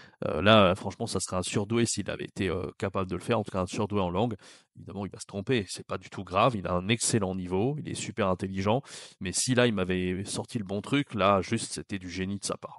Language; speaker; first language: French; native; French